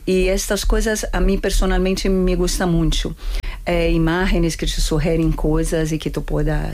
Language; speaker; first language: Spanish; non-native, fluent; Portuguese